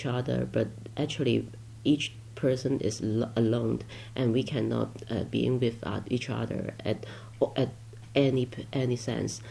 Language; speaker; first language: English; non-native, local second language; Cantonese